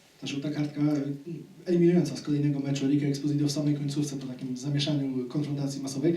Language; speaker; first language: Polish; native; Polish